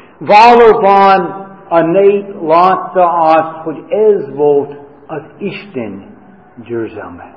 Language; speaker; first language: Hungarian; non-native, fluent; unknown